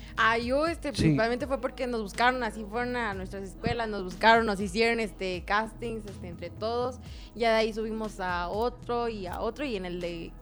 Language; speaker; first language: Spanish; native; Spanish